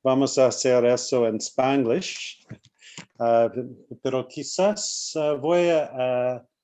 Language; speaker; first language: Spanish; non-native, learner; English